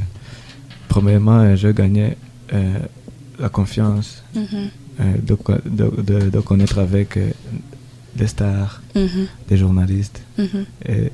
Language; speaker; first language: French; non-native, learner; Rundi